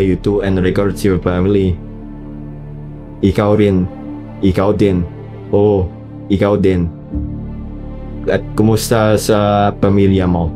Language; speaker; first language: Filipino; non-native, learner; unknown